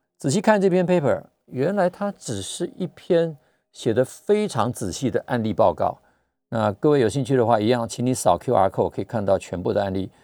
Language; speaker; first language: Chinese; native; Chinese